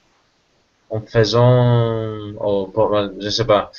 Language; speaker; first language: French; non-native, learner; Spanish